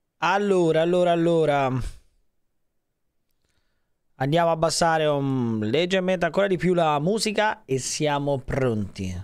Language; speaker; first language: Italian; native; Italian